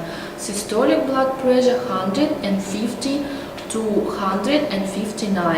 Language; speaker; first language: English; non-native, learner; Russian